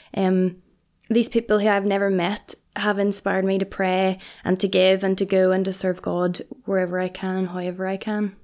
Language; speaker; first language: English; native; English